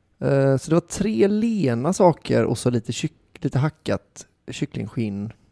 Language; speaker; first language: Swedish; native; Swedish